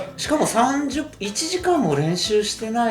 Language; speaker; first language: Japanese; native; Japanese